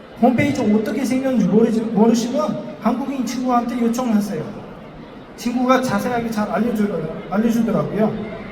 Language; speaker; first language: Korean; non-native, fluent; Uzbek